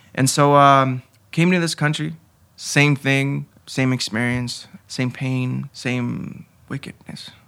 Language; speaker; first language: English; early bilingual, other home language; Spanish